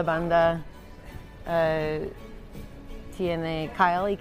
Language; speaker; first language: Spanish; non-native, learner; English